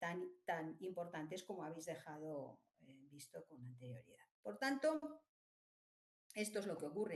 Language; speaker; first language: Spanish; native; Spanish